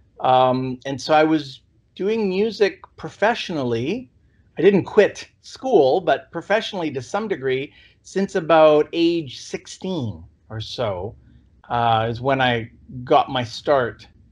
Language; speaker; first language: English; native; English